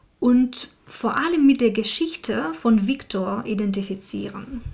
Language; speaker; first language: German; non-native, fluent; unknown